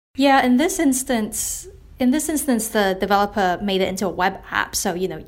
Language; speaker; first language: English; non-native, local second language; Cantonese